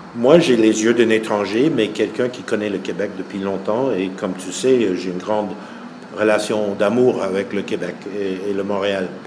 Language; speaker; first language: French; non-native, fluent; English